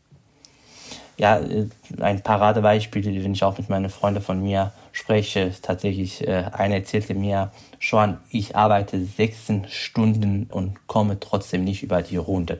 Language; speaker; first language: German; non-native, fluent; Kurdish